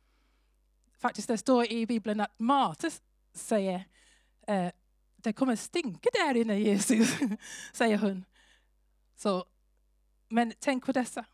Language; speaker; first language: Swedish; non-native, fluent; English